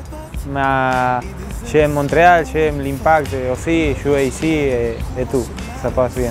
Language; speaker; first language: French; non-native, learner; Spanish